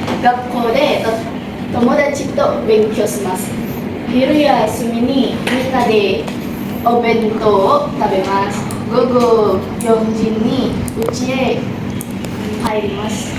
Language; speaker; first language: Japanese; non-native, learner; Indonesian